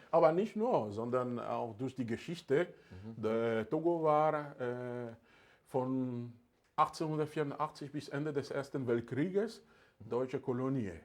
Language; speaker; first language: German; non-native, fluent; Ewe